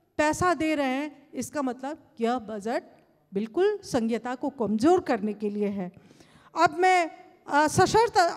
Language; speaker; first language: Hindi; non-native, local second language; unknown